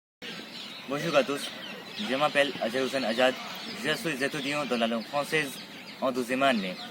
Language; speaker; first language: French; non-native, learner; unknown